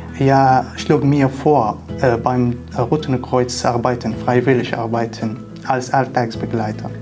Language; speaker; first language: German; non-native, learner; Arabic